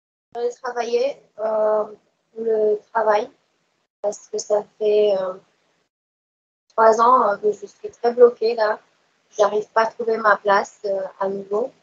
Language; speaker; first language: French; non-native, fluent; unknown